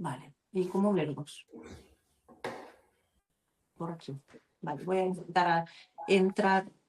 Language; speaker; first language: Spanish; non-native, learner; Russian